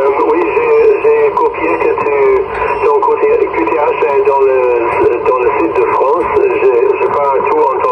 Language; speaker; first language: French; non-native, fluent; German